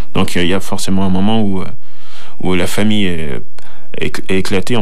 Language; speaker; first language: French; early bilingual, other home language; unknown